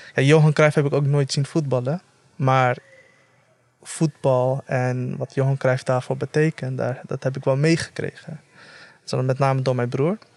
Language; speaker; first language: Dutch; native; Dutch